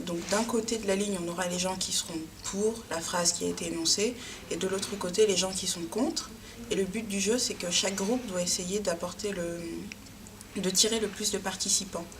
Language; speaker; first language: French; native; French